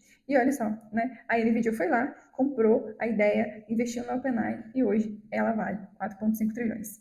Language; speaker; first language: Portuguese; native; Portuguese